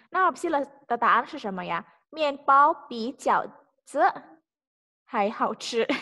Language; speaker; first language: Chinese; non-native, fluent; Indonesian